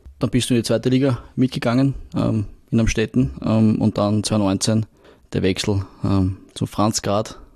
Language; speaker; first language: German; native; German